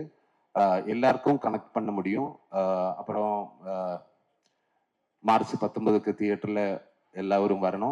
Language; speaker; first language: Tamil; non-native, fluent; Malayalam